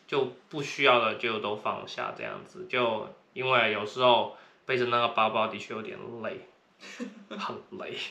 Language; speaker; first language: Chinese; non-native, local second language; Cantonese